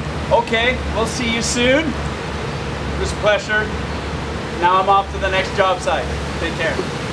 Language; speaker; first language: English; non-native, fluent; Swedish